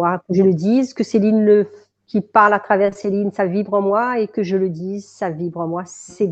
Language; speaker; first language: French; native; French